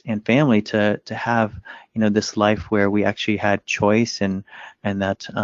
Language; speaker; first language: English; early bilingual, other home language; Vietnamese